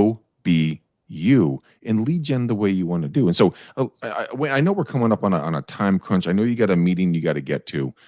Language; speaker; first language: English; native; English